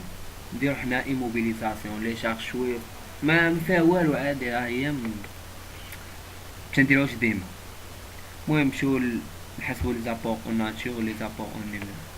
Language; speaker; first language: Arabic; native; Arabic